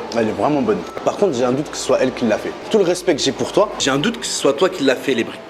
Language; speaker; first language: French; early bilingual, other home language; Arabic